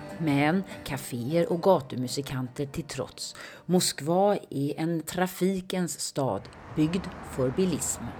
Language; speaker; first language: Swedish; native; Swedish